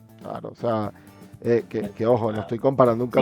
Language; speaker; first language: Spanish; native; Spanish